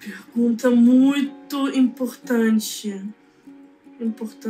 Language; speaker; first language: Portuguese; non-native, learner; Russian